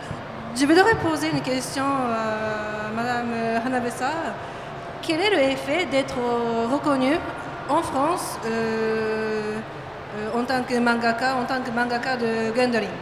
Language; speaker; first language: French; non-native, fluent; Japanese